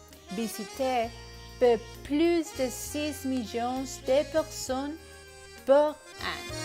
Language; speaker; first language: French; non-native, learner; Spanish